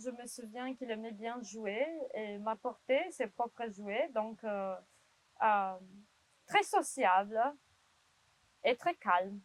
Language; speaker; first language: French; non-native, fluent; Romanian